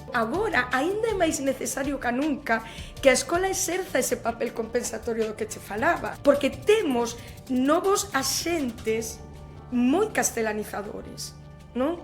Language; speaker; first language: Galician; non-native, local second language; Spanish